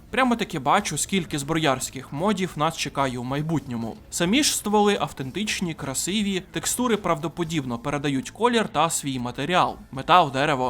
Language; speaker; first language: Ukrainian; native; Ukrainian